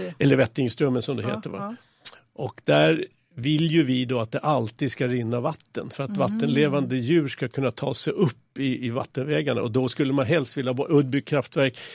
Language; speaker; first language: Swedish; native; Swedish